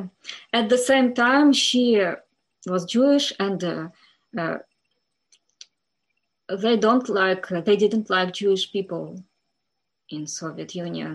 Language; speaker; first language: English; non-native, fluent; Ukrainian